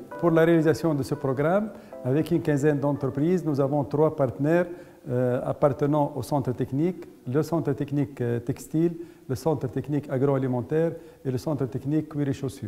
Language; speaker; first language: French; non-native, local second language; Arabic